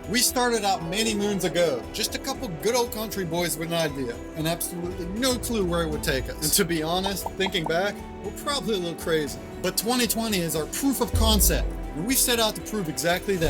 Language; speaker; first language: English; native; English